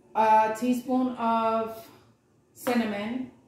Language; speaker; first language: English; native; English